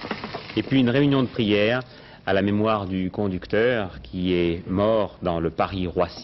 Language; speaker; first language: French; native; French